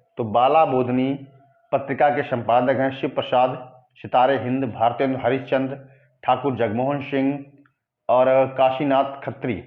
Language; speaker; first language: Hindi; native; Hindi